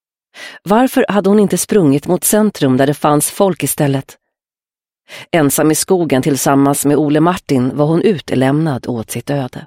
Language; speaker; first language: Swedish; native; Swedish